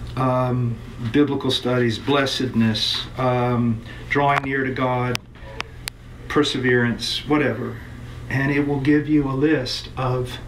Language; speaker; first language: English; native; English